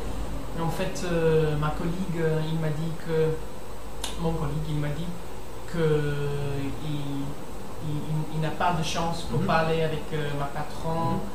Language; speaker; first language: French; non-native, learner; English